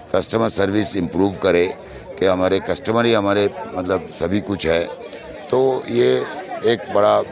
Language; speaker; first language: Hindi; non-native, local second language; Bangla